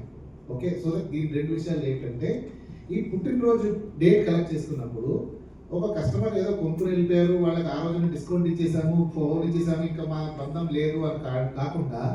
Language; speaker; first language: Telugu; native; Telugu